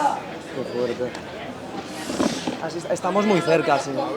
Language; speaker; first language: Spanish; native; Spanish